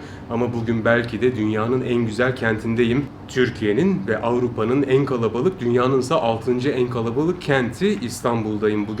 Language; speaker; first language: Turkish; native; Turkish